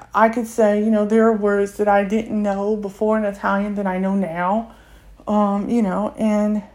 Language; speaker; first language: English; native; English